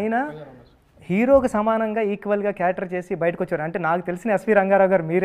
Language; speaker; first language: Telugu; native; Telugu